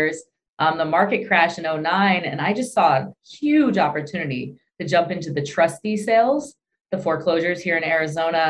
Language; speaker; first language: English; native; English